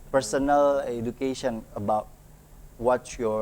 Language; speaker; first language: English; non-native, learner; Indonesian